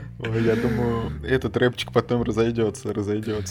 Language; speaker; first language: Russian; native; Russian